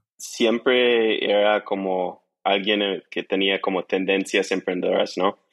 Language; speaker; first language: Spanish; non-native, fluent; English